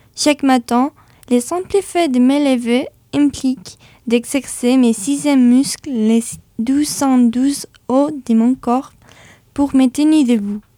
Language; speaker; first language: French; non-native, fluent; Spanish